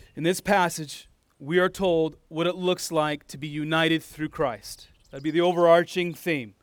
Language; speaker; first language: English; native; English